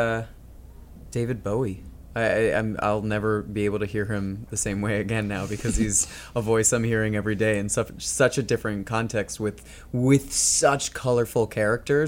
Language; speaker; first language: English; native; English